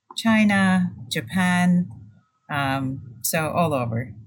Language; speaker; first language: English; non-native, fluent; Turkish